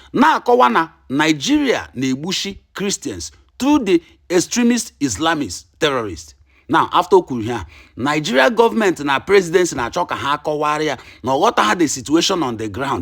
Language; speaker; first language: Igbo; native; Igbo